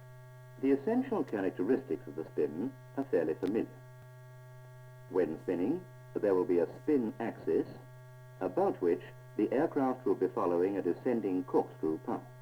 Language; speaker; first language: English; native; English